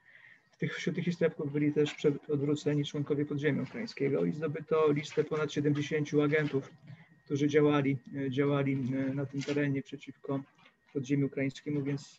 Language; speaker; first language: Polish; native; Polish